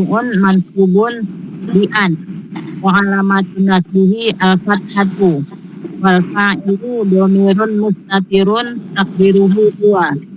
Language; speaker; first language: Arabic; non-native, learner; Indonesian